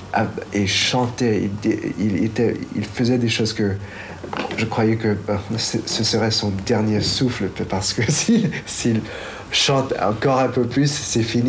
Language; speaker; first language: French; non-native, fluent; Chinese